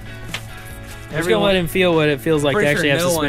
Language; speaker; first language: English; native; English